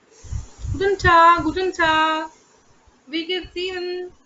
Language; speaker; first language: German; non-native, fluent; Bangla